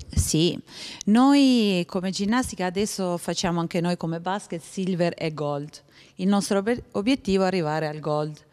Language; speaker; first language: Italian; non-native, fluent; Albanian